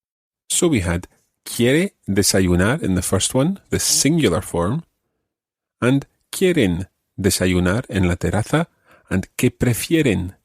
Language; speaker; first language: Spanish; non-native, fluent; English